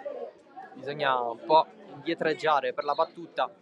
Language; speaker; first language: Italian; native; Italian